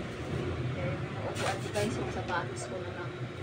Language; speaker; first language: Filipino; native; Filipino